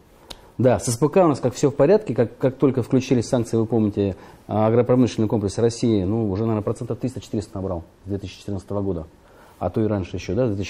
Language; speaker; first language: Russian; native; Russian